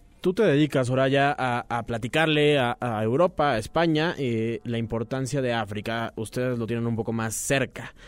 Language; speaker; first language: Spanish; native; Spanish